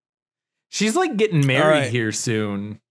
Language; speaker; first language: English; native; English